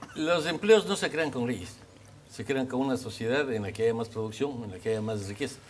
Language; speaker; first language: Spanish; native; Spanish